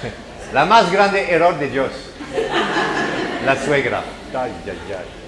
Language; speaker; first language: Spanish; non-native, learner; French